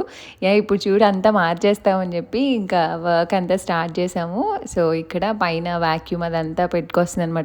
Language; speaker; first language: Telugu; native; Telugu